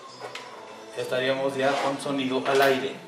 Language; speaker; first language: Spanish; native; Spanish